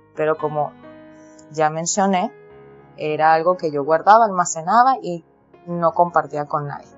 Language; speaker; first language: Spanish; native; Spanish